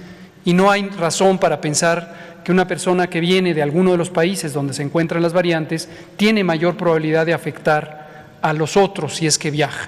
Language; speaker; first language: Spanish; native; Spanish